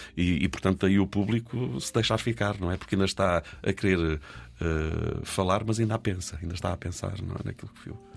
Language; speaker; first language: Portuguese; native; Portuguese